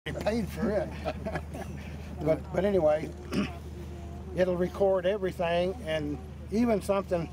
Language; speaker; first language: English; native; English